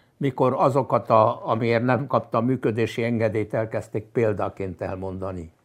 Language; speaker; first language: Hungarian; native; Hungarian